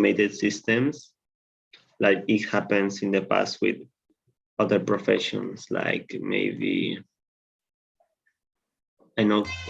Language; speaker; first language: English; non-native, learner; Spanish